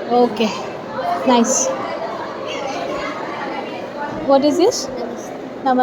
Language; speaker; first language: English; non-native, local second language; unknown